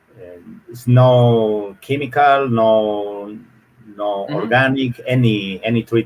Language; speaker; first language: English; non-native, learner; Spanish